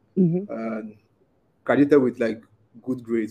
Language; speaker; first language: English; non-native, local second language; Igbo